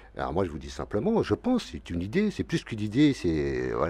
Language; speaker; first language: French; native; French